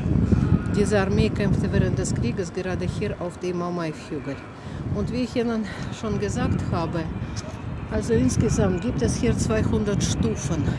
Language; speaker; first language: German; non-native, fluent; Russian